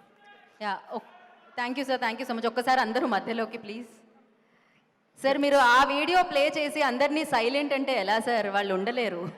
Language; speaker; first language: Telugu; native; Telugu